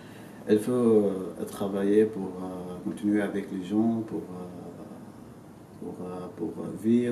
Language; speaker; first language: French; non-native, learner; Arabic